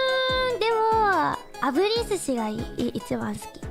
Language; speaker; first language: Japanese; non-native, learner; English